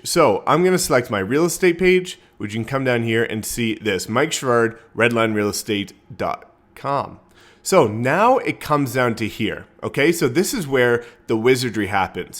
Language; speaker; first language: English; native; English